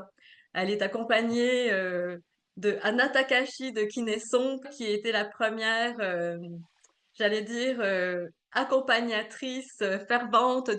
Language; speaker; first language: French; native; French